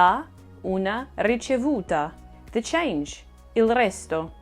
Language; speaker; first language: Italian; non-native, fluent; English